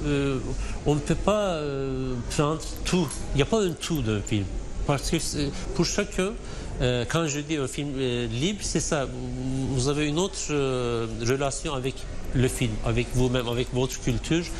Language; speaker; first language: French; non-native, fluent; Turkish